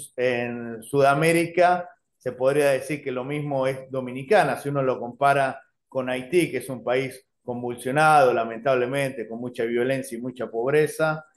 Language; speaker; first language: Spanish; native; Spanish